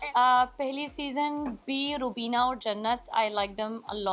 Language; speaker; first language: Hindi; non-native, learner; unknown